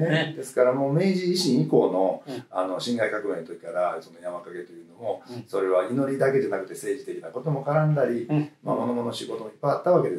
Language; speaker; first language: Japanese; native; Japanese